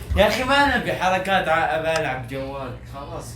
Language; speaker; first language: Arabic; native; Arabic